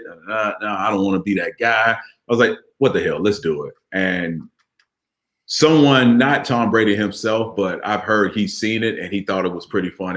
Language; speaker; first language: English; native; English